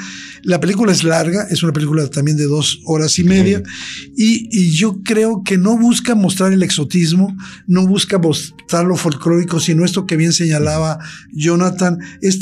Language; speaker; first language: Spanish; native; Spanish